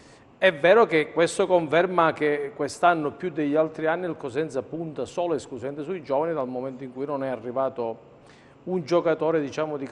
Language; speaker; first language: Italian; native; Italian